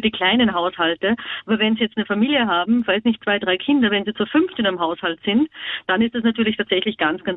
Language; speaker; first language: German; native; German